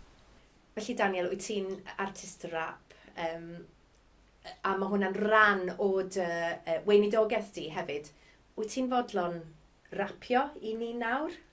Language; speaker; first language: Welsh; native; Welsh